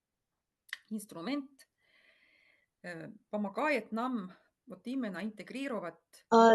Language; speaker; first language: Russian; non-native, fluent; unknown